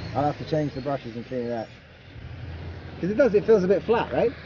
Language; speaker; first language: English; native; English